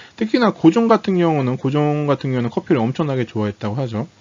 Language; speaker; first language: Korean; native; Korean